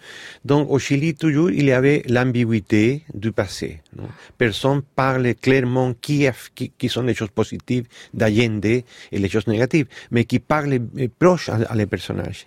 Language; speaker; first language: French; non-native, fluent; Spanish